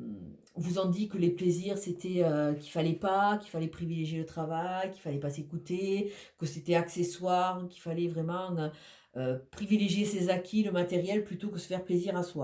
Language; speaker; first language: French; native; French